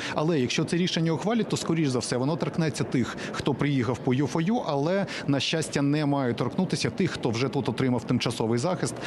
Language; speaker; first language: Ukrainian; native; Ukrainian